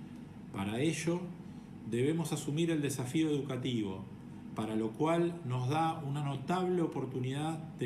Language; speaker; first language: Spanish; native; Spanish